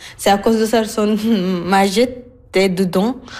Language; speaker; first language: French; non-native, learner; Arabic